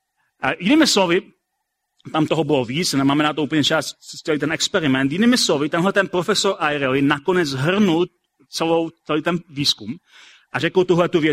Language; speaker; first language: Czech; native; Czech